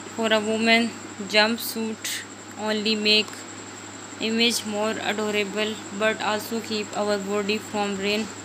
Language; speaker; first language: English; non-native, local second language; Urdu